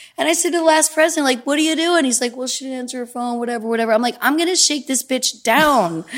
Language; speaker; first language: English; native; English